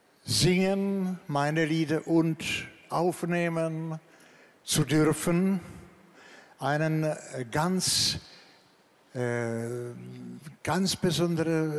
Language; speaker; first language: German; non-native, fluent; Czech